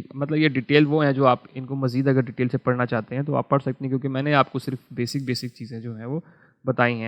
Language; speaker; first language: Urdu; non-native, local second language; Punjabi